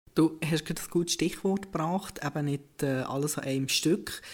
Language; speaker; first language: German; native; German